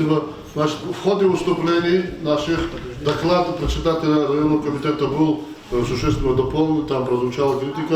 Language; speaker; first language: Russian; non-native, local second language; Lezghian